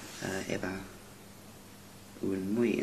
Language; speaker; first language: Spanish; non-native, learner; English